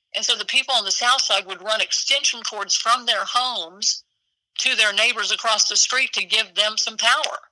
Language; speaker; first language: English; native; English